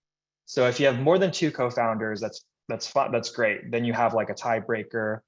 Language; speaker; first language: English; native; English